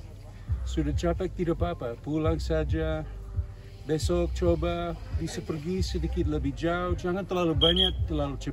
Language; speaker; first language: Indonesian; non-native, learner; English